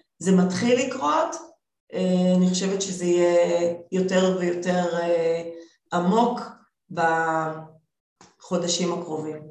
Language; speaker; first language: Hebrew; native; Hebrew